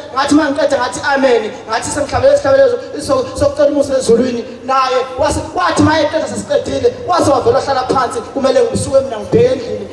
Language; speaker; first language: Zulu; native; Zulu